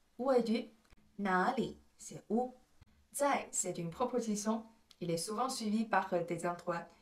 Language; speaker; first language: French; non-native, fluent; Chinese